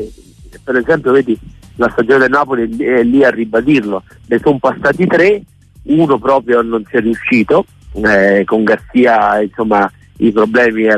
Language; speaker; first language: Italian; native; Italian